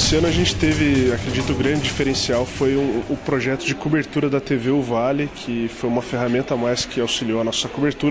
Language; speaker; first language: Portuguese; native; Portuguese